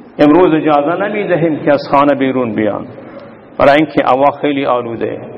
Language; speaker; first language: Persian; non-native, local second language; Baluchi